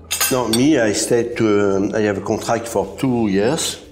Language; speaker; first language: English; non-native, learner; French